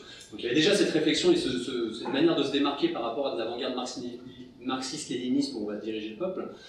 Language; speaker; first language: French; native; French